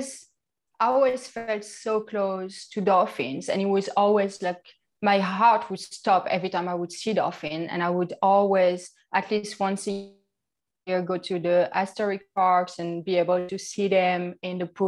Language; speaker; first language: English; non-native, fluent; French